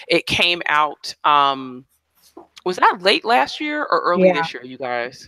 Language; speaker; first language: English; native; English